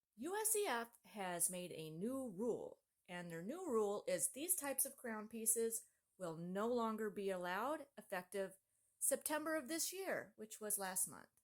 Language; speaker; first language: English; native; English